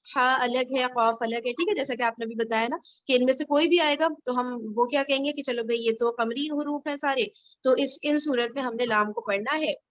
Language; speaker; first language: Urdu; native; Urdu